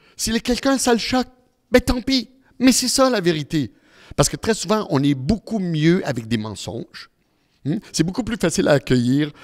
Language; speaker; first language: French; early bilingual, other home language; Italian